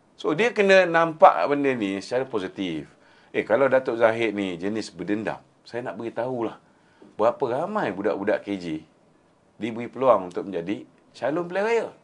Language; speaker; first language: Malay; native; Malay